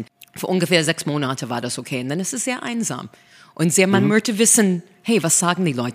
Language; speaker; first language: German; non-native, fluent; English